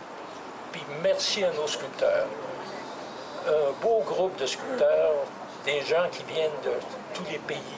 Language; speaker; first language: French; native; French